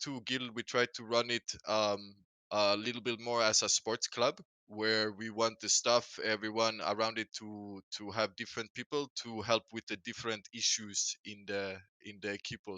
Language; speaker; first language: English; non-native, fluent; Swedish